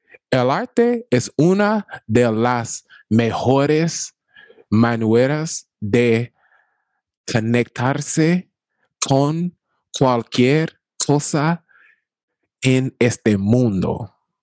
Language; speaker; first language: Spanish; non-native, learner; English